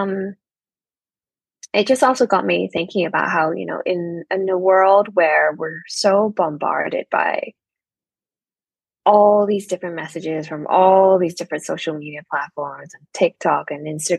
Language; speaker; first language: English; non-native, local second language; Cantonese